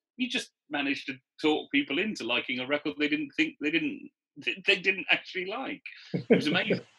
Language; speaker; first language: English; native; English